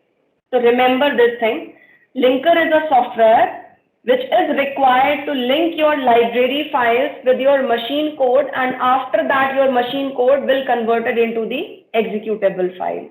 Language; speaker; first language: English; non-native, local second language; Hindi